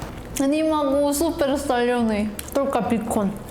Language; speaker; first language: Russian; non-native, learner; Korean